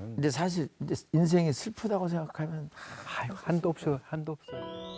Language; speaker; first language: Korean; native; Korean